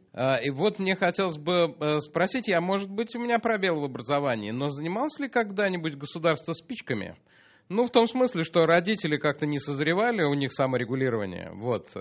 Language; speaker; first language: Russian; native; Russian